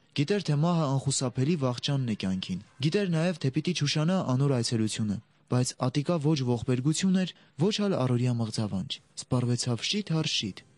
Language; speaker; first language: Armenian; native; Armenian